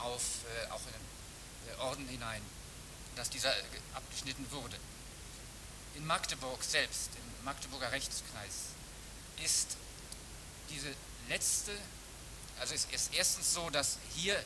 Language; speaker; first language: German; native; German